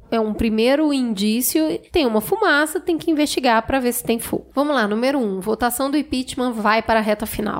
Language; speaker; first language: Portuguese; native; Portuguese